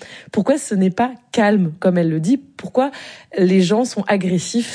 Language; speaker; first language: French; native; French